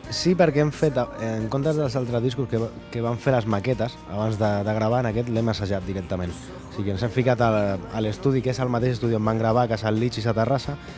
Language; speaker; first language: Catalan; non-native, local second language; Spanish